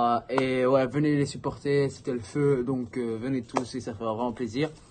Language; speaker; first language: French; native; French